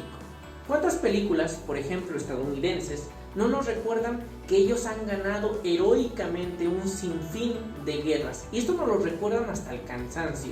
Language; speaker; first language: Spanish; native; Spanish